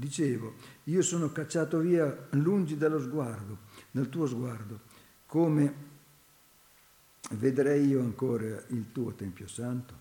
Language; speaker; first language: Italian; native; Italian